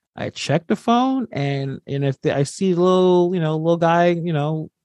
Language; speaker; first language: English; native; English